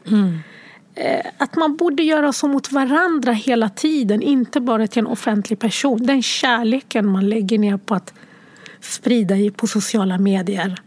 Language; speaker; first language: Swedish; early bilingual, other home language; Arabic